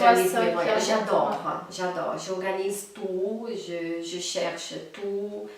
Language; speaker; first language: French; non-native, fluent; Portuguese